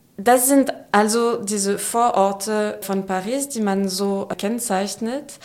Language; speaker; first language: German; non-native, fluent; French